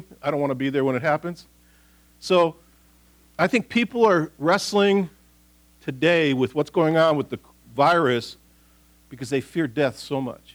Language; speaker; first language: English; native; English